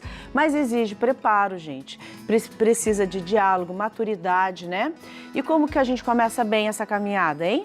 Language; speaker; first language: Portuguese; native; Portuguese